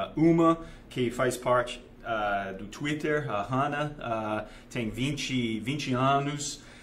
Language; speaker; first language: Portuguese; non-native, fluent; English